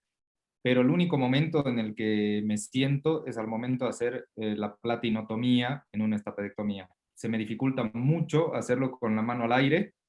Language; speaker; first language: Spanish; native; Spanish